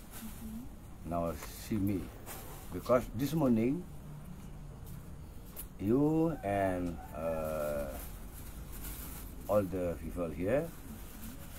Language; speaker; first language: English; non-native, learner; Balinese